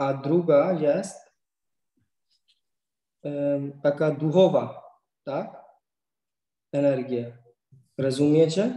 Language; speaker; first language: Polish; non-native, learner; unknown